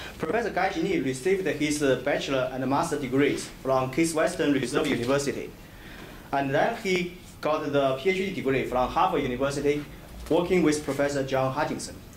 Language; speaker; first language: English; non-native, fluent; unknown